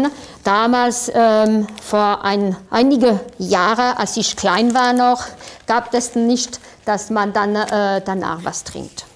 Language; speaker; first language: German; non-native, fluent; French